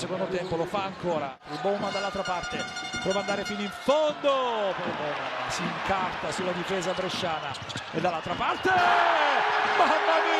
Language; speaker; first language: Italian; native; Italian